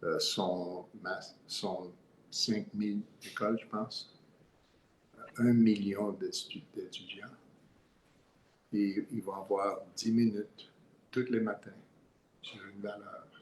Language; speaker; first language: French; non-native, learner; English